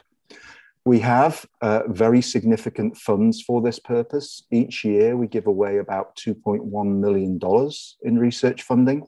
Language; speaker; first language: English; native; English